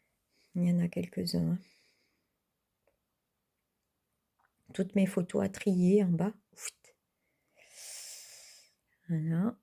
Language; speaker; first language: French; native; French